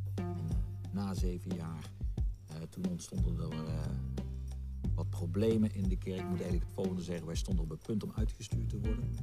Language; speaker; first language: Dutch; native; Dutch